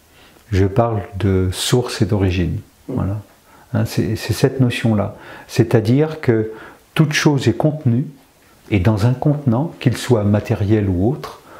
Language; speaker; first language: French; native; French